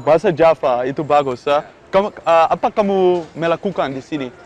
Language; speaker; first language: Indonesian; non-native, learner; Dutch